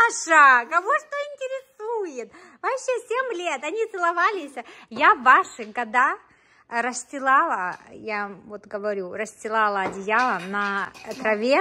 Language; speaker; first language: Russian; native; Russian